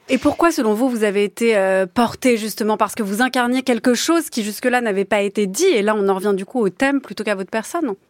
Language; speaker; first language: French; native; French